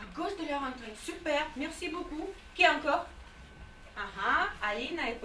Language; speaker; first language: French; non-native, fluent; Russian